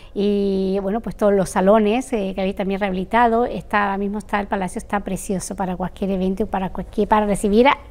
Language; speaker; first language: Spanish; native; Spanish